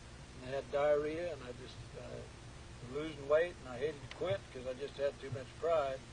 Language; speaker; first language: English; native; English